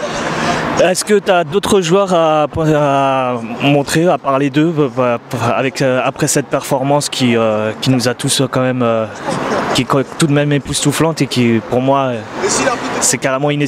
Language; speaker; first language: French; native; French